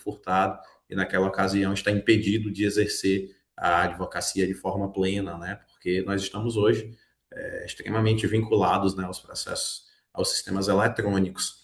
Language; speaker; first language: Portuguese; native; Portuguese